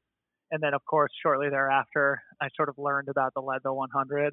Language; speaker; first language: English; native; English